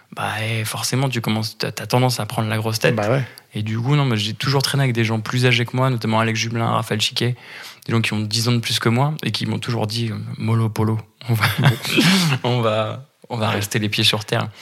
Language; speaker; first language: French; native; French